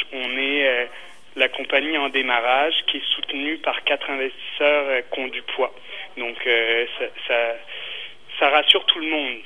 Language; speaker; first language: French; native; French